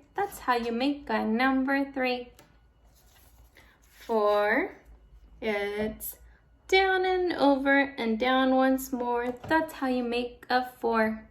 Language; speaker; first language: English; native; English